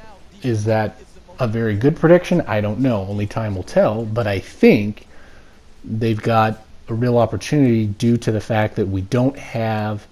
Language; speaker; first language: English; native; English